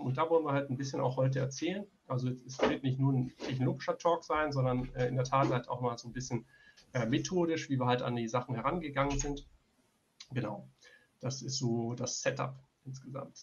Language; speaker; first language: German; native; German